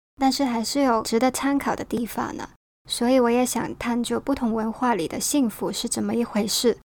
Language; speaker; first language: Chinese; non-native, local second language; Cantonese